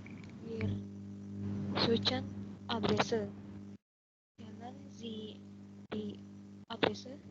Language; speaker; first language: German; non-native, learner; Indonesian